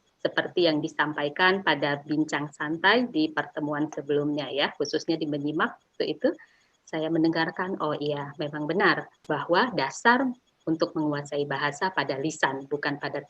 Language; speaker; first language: Indonesian; native; Indonesian